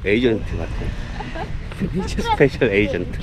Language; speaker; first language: Korean; native; Korean